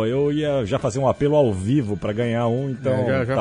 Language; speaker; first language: Portuguese; native; Portuguese